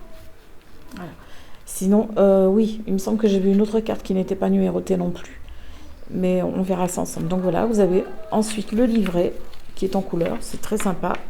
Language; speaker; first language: French; native; French